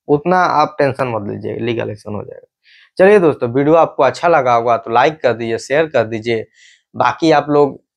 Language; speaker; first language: Hindi; native; Hindi